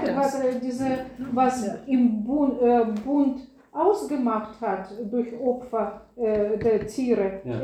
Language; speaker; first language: German; non-native, learner; Russian